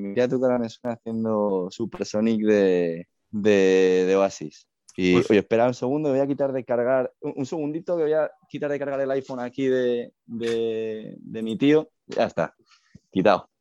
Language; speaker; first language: Spanish; native; Spanish